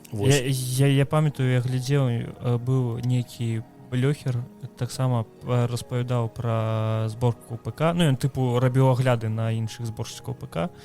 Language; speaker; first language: Belarusian; native; Belarusian